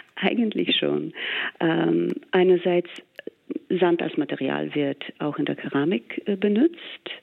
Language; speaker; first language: German; non-native, fluent; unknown